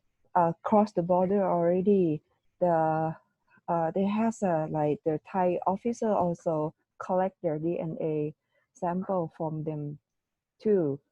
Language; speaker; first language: English; non-native, learner; Thai